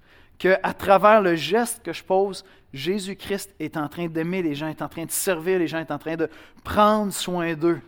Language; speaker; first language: French; native; French